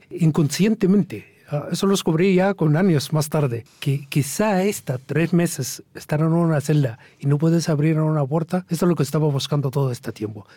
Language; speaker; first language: Spanish; non-native, fluent; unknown